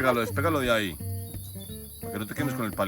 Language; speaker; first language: Spanish; native; Spanish